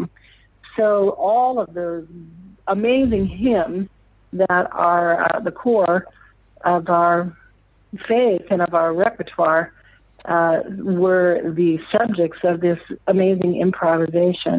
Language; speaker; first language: English; native; English